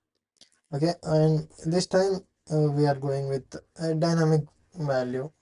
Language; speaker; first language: English; non-native, fluent; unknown